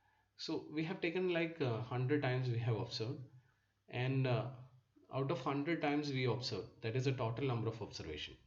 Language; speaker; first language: English; non-native, local second language; Malayalam